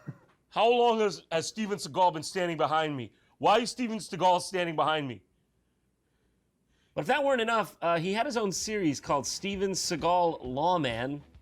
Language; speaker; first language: English; native; English